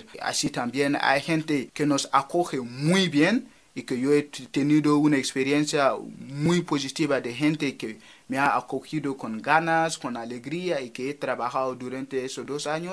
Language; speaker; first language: Spanish; non-native, fluent; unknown